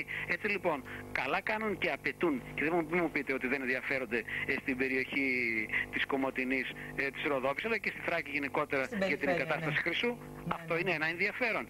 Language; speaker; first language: Greek; native; Greek